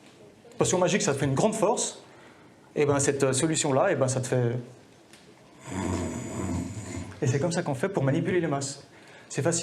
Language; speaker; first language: French; native; French